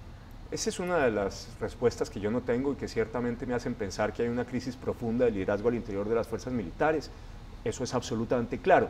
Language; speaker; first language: Spanish; native; Spanish